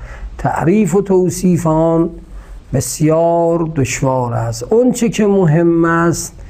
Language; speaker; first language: Persian; native; Persian